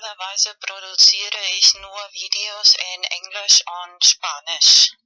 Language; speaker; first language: German; non-native, fluent; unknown